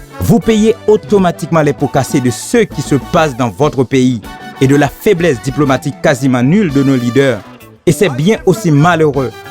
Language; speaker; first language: French; non-native, local second language; Haitian Creole